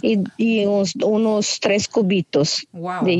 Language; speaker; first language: Spanish; non-native, fluent; Portuguese